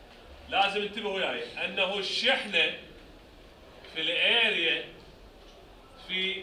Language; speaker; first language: Arabic; native; Arabic